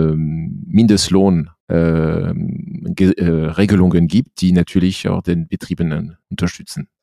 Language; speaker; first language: German; non-native, fluent; French